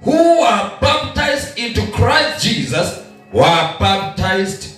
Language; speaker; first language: English; non-native, local second language; Swahili